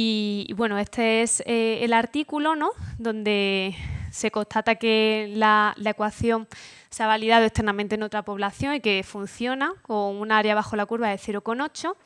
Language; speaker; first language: Spanish; native; Spanish